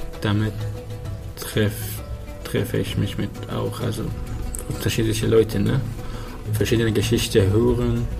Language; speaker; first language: German; non-native, learner; Arabic